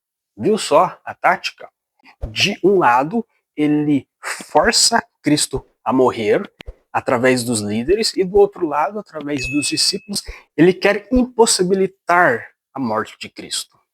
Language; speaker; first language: Portuguese; native; Portuguese